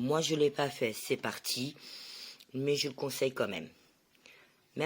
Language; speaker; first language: French; native; French